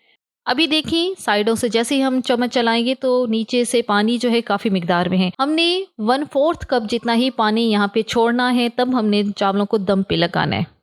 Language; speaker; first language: Hindi; native; Hindi